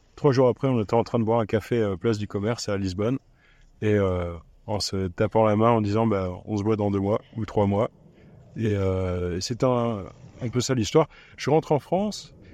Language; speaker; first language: French; native; French